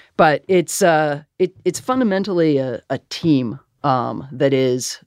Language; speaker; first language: English; native; English